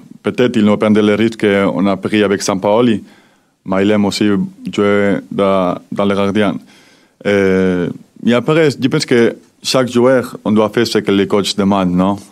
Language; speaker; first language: French; non-native, fluent; Spanish